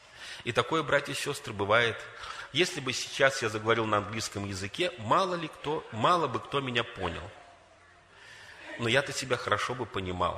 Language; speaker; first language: Russian; native; Russian